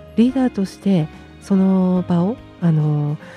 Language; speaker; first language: Japanese; native; Japanese